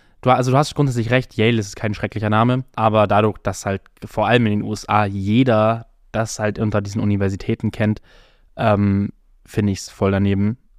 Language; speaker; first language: German; native; German